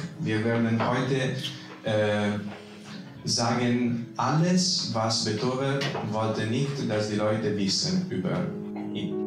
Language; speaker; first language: German; non-native, fluent; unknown